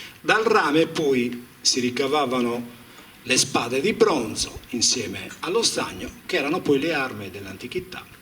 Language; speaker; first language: Italian; native; Italian